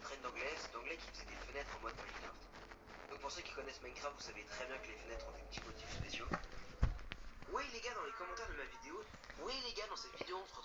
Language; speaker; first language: French; native; French